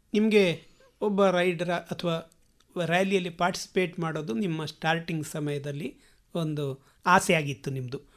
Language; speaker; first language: Kannada; native; Kannada